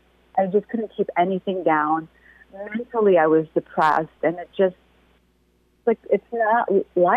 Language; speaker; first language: English; native; English